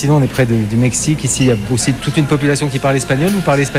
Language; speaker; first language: French; native; French